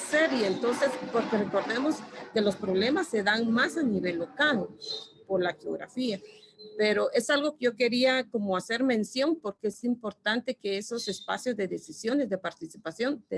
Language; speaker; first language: Spanish; non-native, local second language; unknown